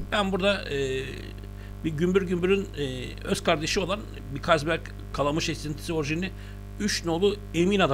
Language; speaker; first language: Turkish; native; Turkish